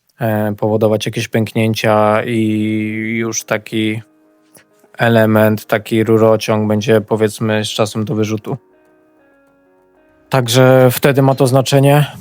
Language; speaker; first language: Polish; native; Polish